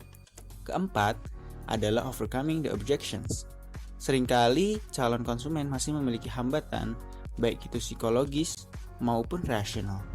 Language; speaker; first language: Indonesian; native; Indonesian